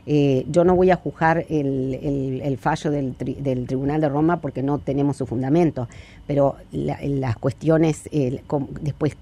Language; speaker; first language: Spanish; native; Spanish